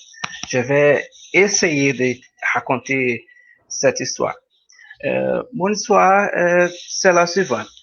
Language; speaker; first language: French; non-native, learner; Portuguese